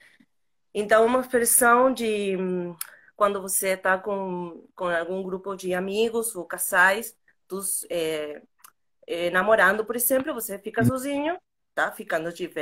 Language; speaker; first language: Portuguese; non-native, fluent; Spanish